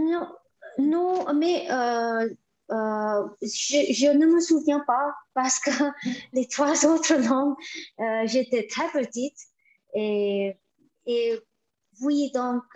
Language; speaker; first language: French; non-native, fluent; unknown